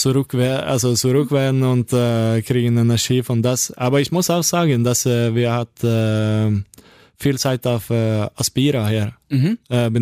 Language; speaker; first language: German; non-native, learner; Norwegian